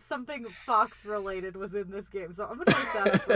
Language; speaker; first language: English; native; English